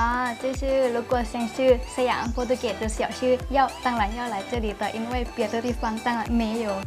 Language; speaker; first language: Chinese; non-native, learner; Thai